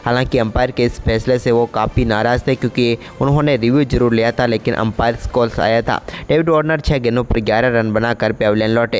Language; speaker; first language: Hindi; native; Hindi